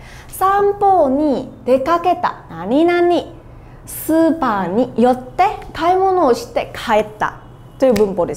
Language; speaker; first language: Japanese; non-native, fluent; Vietnamese